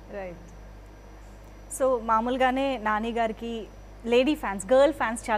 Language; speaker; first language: Telugu; native; Telugu